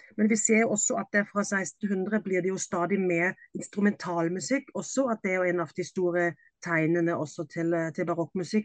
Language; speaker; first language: Norwegian; non-native, fluent; German